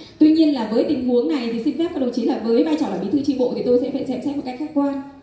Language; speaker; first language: Vietnamese; non-native, local second language; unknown